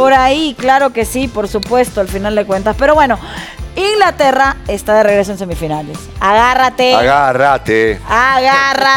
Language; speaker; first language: Spanish; native; Spanish